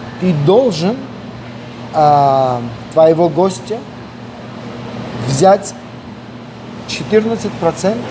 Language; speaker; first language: Russian; non-native, local second language; Armenian